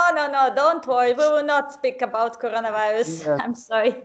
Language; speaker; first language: English; non-native, fluent; Serbian